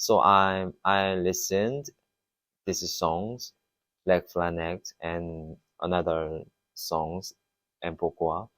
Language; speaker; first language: English; non-native, learner; Korean